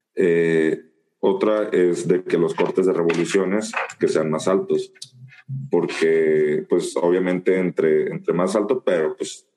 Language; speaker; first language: Spanish; native; Spanish